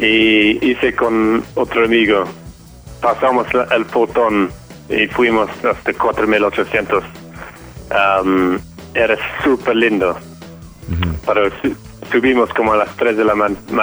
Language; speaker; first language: Spanish; non-native, fluent; English